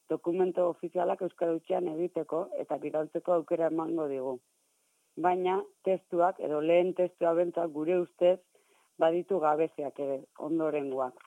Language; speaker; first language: Basque; native; Basque